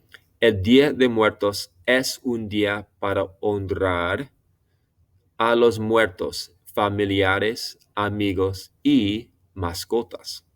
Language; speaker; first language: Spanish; non-native, fluent; English